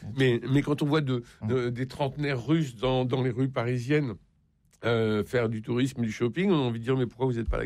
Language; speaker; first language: French; native; French